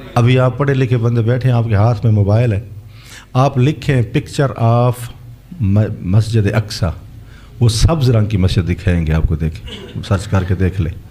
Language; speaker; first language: Urdu; non-native, local second language; Saraiki